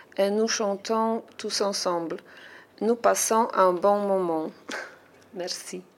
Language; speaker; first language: French; non-native, learner; Polish